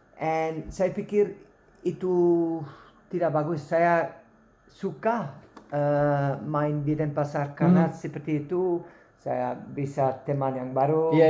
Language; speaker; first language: Indonesian; non-native, learner; Dutch